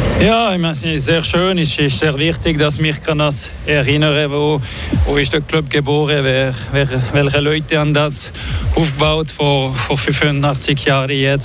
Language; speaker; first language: German; non-native, learner; French